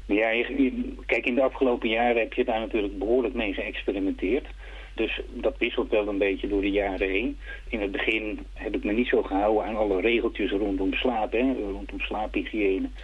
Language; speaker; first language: Dutch; native; Dutch